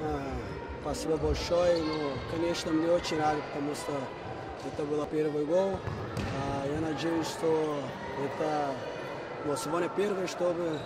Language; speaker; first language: Russian; non-native, learner; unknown